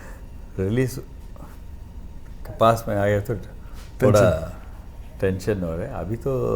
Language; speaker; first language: Hindi; non-native, learner; Tamil